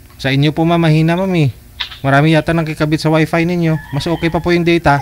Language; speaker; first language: Filipino; native; Filipino